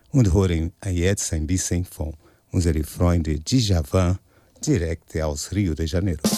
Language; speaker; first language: German; non-native, fluent; Portuguese